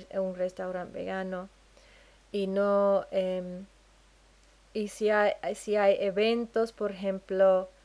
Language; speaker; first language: Spanish; non-native, fluent; English